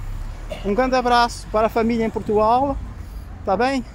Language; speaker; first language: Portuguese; early bilingual, heritage; Portuguese